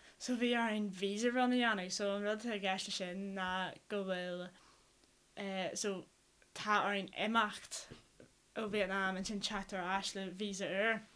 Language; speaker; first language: Irish; non-native, local second language; English